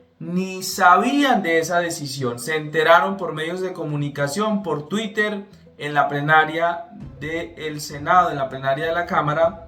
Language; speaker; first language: Spanish; native; Spanish